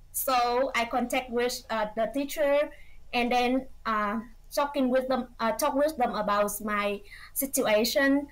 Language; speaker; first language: English; non-native, fluent; Vietnamese